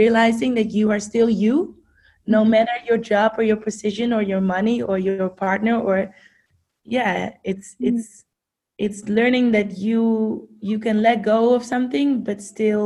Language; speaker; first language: English; non-native, fluent; Dutch